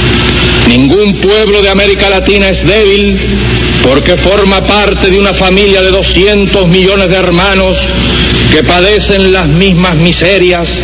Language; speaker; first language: Spanish; native; Spanish